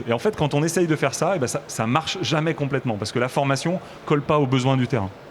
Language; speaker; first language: French; native; French